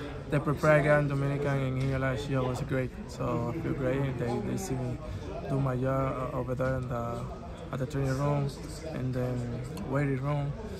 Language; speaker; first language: English; non-native, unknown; Spanish